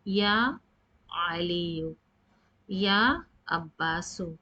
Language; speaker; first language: Arabic; non-native, fluent; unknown